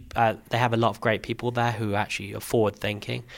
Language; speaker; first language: English; native; English